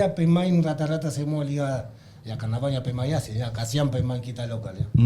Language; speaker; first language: Indonesian; non-native, learner; Spanish